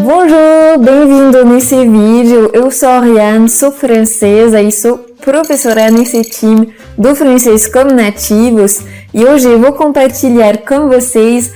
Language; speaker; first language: Portuguese; non-native, fluent; French